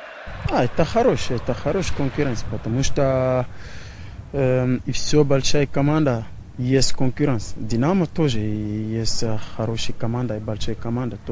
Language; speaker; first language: Ukrainian; non-native, learner; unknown